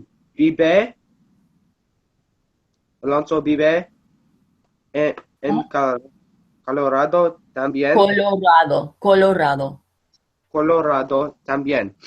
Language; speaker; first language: Spanish; non-native, learner; English